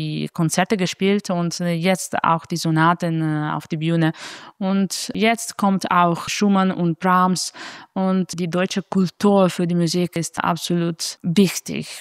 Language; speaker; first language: German; non-native, fluent; Italian